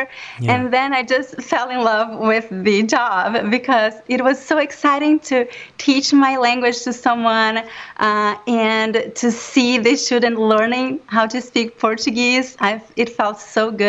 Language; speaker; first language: English; non-native, fluent; Portuguese